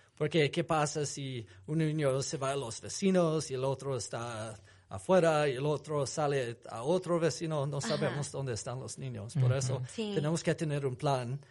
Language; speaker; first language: Spanish; non-native, fluent; English